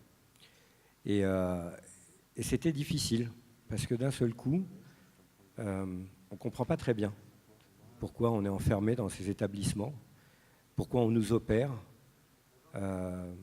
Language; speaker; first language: French; native; French